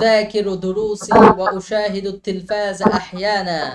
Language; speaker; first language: Arabic; non-native, fluent; Bangla